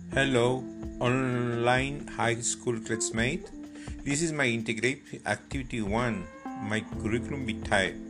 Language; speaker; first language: English; non-native, learner; Spanish